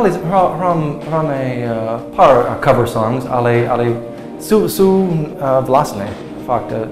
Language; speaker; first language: Slovak; non-native, learner; English